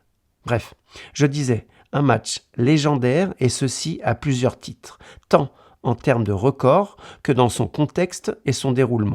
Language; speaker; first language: French; native; French